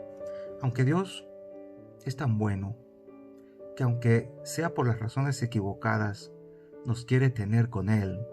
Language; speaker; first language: Spanish; native; Spanish